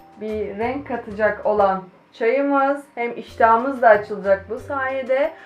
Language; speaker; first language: Turkish; native; Turkish